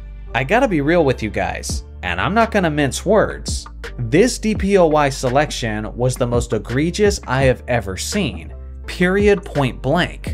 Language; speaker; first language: English; native; English